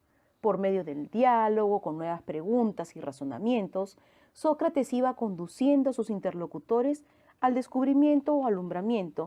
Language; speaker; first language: Spanish; native; Spanish